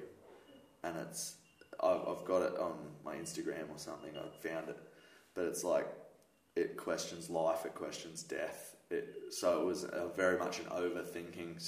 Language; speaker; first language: English; native; English